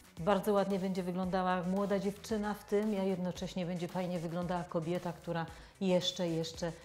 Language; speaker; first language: Polish; native; Polish